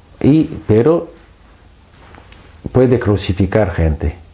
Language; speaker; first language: Spanish; non-native, fluent; Arabic